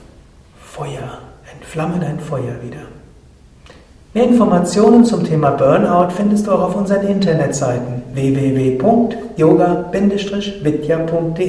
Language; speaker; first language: German; native; German